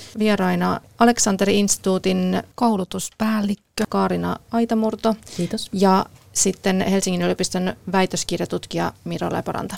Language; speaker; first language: Finnish; native; Finnish